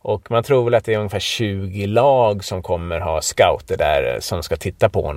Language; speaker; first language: Swedish; native; Swedish